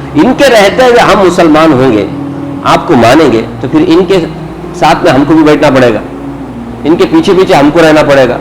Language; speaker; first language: Urdu; native; Urdu